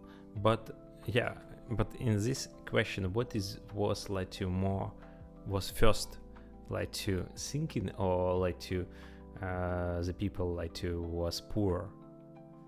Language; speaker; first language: English; non-native, learner; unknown